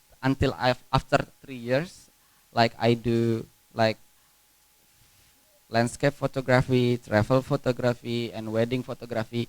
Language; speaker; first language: English; non-native, fluent; Indonesian